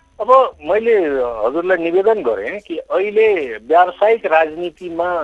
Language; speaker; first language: Nepali; non-native, local second language; Maithili